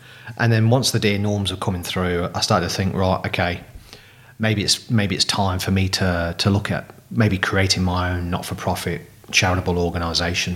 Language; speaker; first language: English; native; English